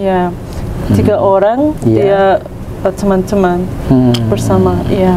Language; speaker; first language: Indonesian; non-native, learner; Turkish